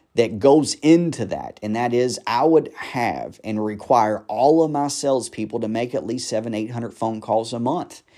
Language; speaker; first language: English; native; English